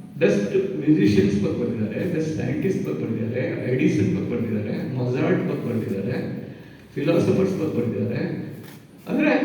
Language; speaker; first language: Kannada; native; Kannada